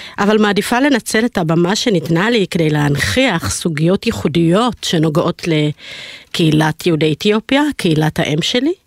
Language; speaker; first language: Hebrew; early bilingual, other home language; Amharic